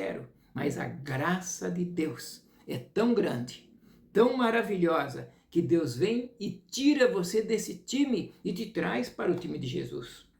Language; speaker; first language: Portuguese; native; Portuguese